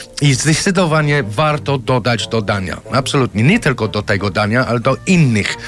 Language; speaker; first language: Polish; non-native, fluent; English